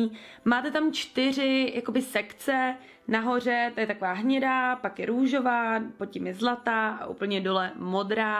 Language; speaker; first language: Czech; native; Czech